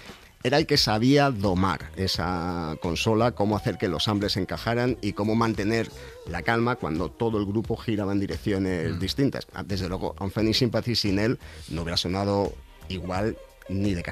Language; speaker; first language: Spanish; native; Spanish